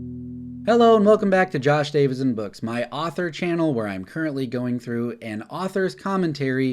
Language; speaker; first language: English; native; English